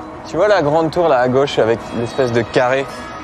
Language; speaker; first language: French; native; French